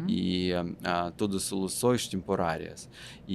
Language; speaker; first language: Portuguese; non-native, fluent; Russian